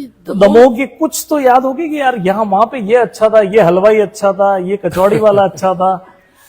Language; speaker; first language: Hindi; native; Hindi